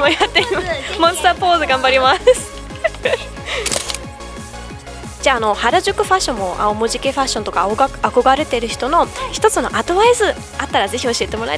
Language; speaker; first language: Japanese; non-native, fluent; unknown